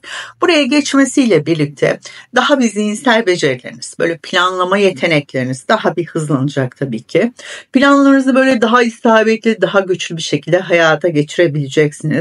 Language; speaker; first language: Turkish; native; Turkish